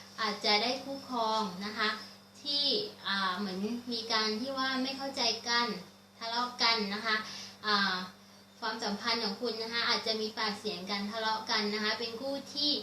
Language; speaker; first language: Thai; native; Thai